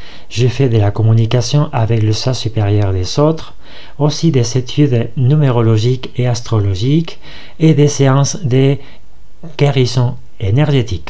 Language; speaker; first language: French; non-native, fluent; Spanish